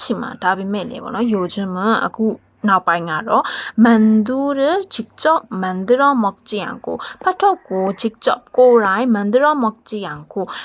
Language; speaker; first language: Korean; non-native, learner; Burmese